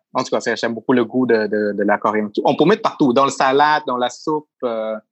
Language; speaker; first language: French; non-native, fluent; Thai